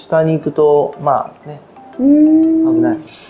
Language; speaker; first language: Japanese; native; Japanese